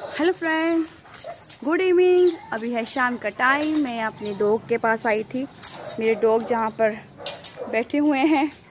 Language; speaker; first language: Hindi; non-native, local second language; Punjabi